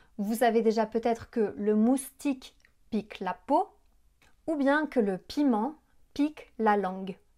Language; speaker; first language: French; native; French